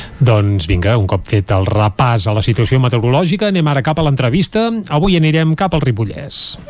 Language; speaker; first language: Catalan; native; Catalan